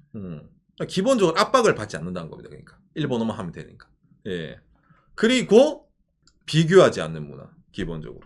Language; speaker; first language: Korean; native; Korean